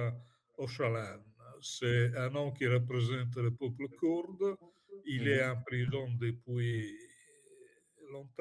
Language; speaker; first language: French; non-native, fluent; Italian